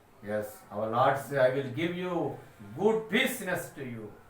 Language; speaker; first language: English; non-native, local second language; Telugu